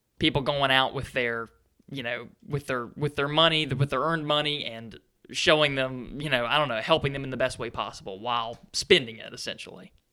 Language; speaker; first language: English; native; English